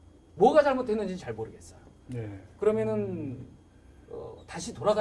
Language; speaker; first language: Korean; native; Korean